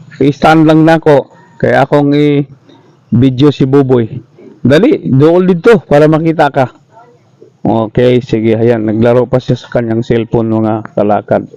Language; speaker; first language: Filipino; non-native, local second language; Cebuano